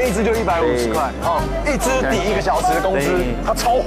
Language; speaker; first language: Chinese; native; Chinese